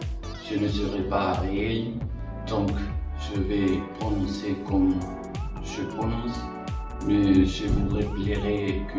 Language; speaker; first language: French; non-native, fluent; Spanish